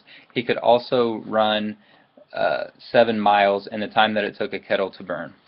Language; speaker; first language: English; native; English